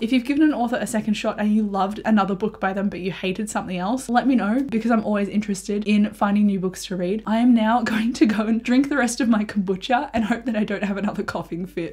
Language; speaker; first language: English; native; English